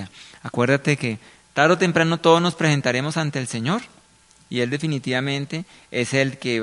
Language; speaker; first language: Spanish; native; Spanish